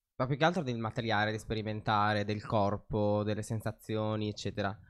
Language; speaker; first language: Italian; native; Italian